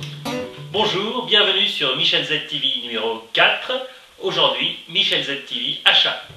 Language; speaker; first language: French; native; French